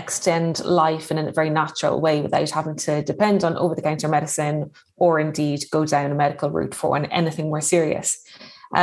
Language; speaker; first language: English; native; English